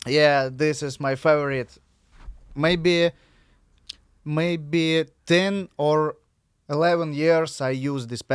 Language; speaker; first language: English; non-native, learner; Russian